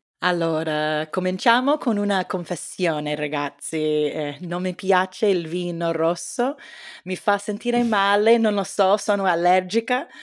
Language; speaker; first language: Italian; non-native, learner; English